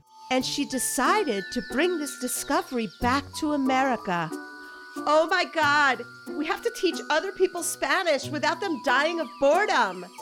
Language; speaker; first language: English; native; English